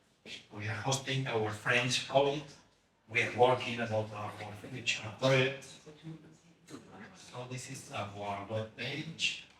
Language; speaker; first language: English; non-native, fluent; Spanish